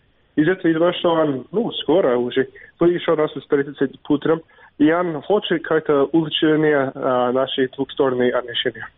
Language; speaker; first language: Russian; non-native, fluent; English